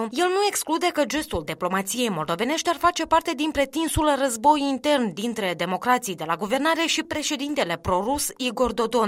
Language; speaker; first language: Romanian; native; Romanian